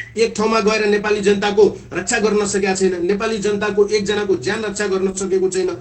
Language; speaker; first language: Nepali; non-native, local second language; Maithili